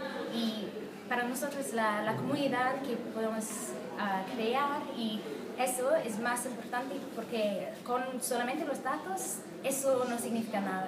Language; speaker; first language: Spanish; non-native, fluent; English